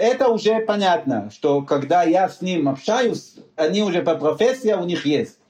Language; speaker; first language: Russian; non-native, learner; Hebrew